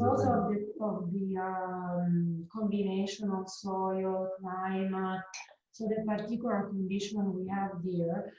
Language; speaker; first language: English; non-native, fluent; Italian